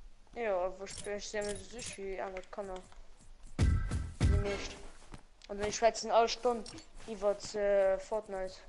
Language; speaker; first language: German; non-native, local second language; Luxembourgish